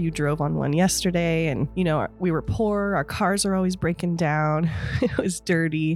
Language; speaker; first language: English; native; English